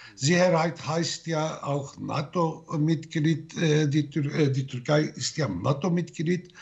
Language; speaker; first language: German; non-native, fluent; Turkish